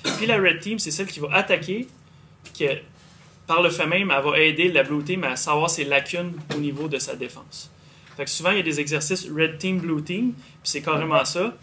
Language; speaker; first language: French; native; French